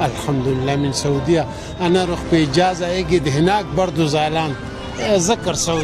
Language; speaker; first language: Arabic; non-native, learner; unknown